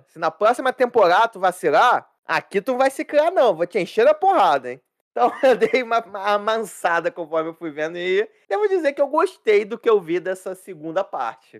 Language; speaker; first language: Portuguese; native; Portuguese